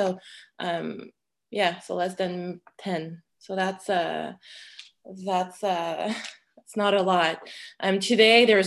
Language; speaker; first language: English; non-native, fluent; French